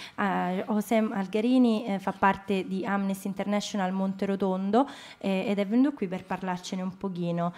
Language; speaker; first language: Italian; native; Italian